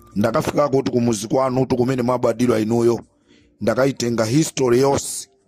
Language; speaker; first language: Nyanja; native; Nyanja